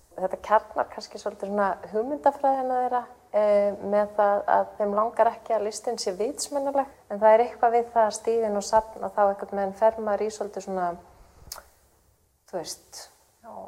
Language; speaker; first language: Icelandic; native; Icelandic